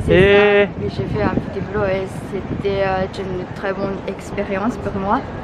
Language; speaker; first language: French; non-native, fluent; Japanese